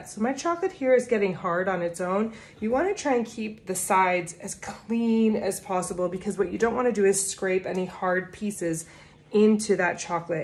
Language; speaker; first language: English; native; English